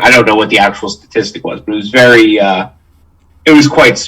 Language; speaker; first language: English; native; English